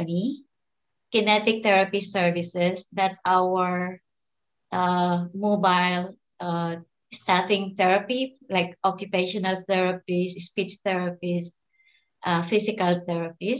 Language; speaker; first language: English; non-native, local second language; Filipino